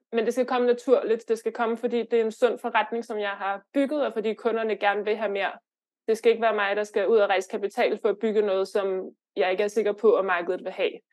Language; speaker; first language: Danish; early bilingual, other home language; Lithuanian